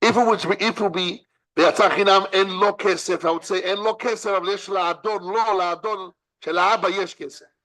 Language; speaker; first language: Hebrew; non-native, fluent; English